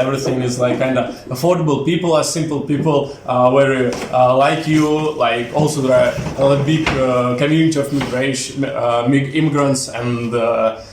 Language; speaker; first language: English; non-native, fluent; Russian